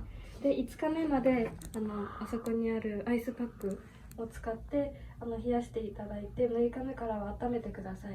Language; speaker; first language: Japanese; non-native, fluent; Korean